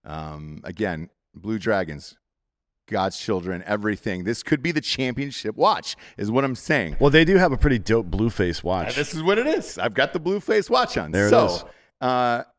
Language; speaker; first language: English; native; English